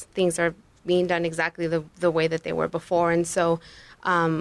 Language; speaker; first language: English; non-native, fluent; Spanish